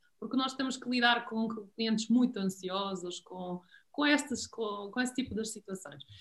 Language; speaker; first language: Portuguese; non-native, fluent; Serbian